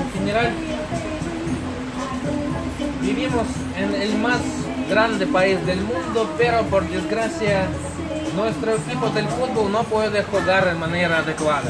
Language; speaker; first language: Spanish; non-native, fluent; Russian